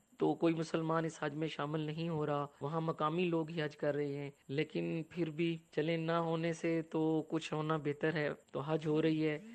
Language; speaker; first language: Urdu; non-native, local second language; Punjabi